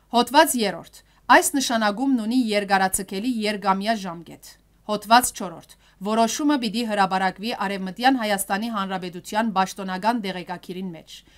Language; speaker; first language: Armenian; early bilingual, heritage; Armenian